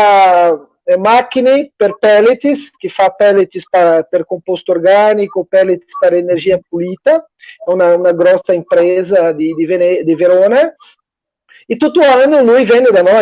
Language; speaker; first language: Italian; non-native, fluent; Portuguese